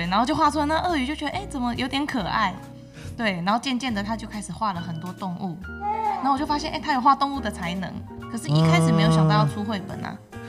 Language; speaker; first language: Chinese; native; Chinese